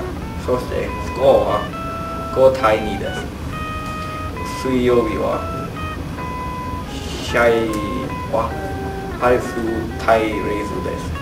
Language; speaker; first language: Japanese; non-native, learner; English